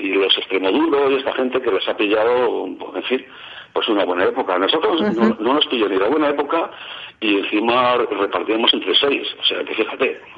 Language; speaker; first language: Spanish; native; Spanish